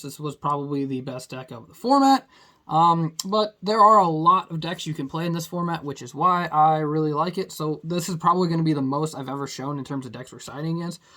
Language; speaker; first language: English; native; English